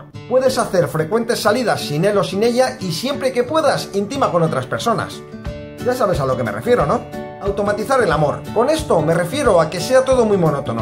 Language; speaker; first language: Spanish; native; Spanish